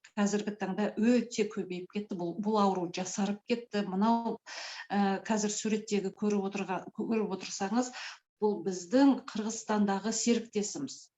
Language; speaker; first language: Kazakh; native; Kazakh